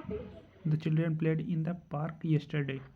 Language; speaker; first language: English; non-native, local second language; Hindi